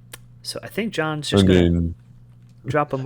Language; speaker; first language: English; native; English